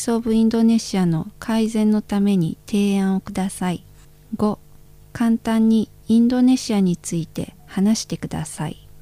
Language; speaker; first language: Japanese; non-native, learner; Indonesian